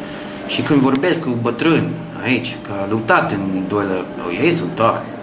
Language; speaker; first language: Romanian; non-native, learner; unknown